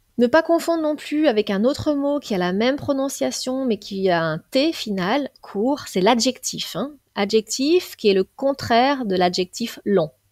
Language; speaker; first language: French; native; French